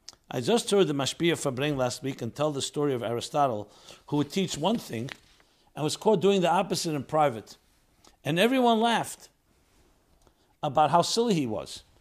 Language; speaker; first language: English; native; English